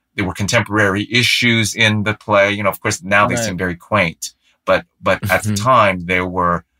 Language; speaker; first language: English; native; English